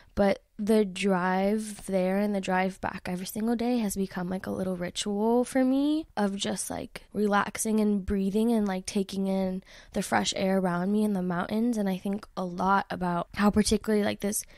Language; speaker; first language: English; native; English